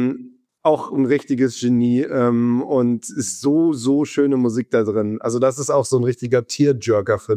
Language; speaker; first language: German; native; German